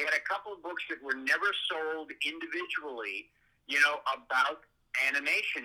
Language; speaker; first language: English; native; English